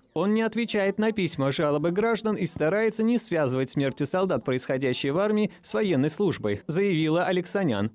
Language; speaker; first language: Russian; non-native, local second language; Azerbaijani